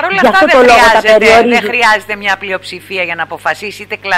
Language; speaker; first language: Greek; native; Greek